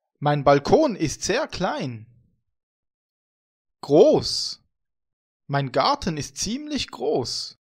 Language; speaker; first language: German; non-native, fluent; Vietnamese